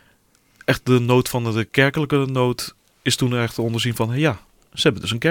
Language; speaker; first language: Dutch; non-native, learner; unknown